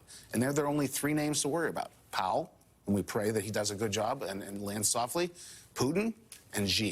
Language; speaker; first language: English; native; English